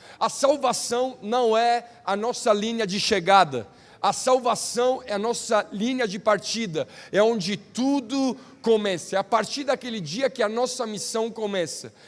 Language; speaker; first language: Portuguese; non-native, fluent; Italian